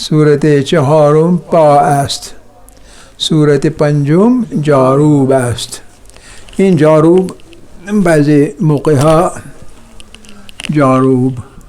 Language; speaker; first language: Persian; non-native, fluent; Kashmiri